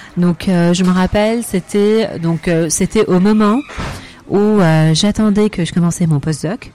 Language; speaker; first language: French; non-native, fluent; Arabic